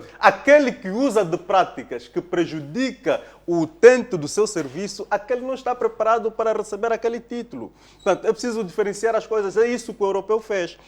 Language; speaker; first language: Portuguese; non-native, local second language; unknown